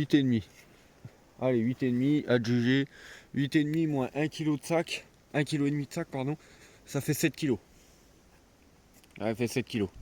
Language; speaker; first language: French; native; French